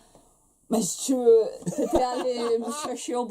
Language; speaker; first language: French; non-native, fluent; Portuguese